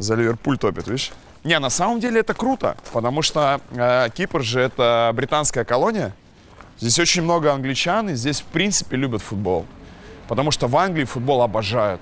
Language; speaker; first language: Russian; native; Russian